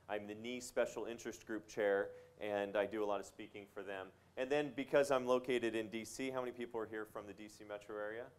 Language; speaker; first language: English; native; English